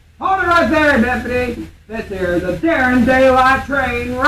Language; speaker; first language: English; native; English